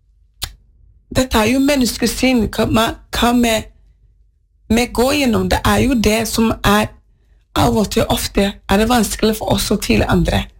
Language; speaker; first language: Norwegian; non-native, fluent; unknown